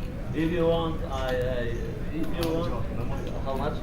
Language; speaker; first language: English; non-native, learner; Polish